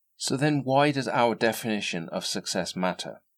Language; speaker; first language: English; native; English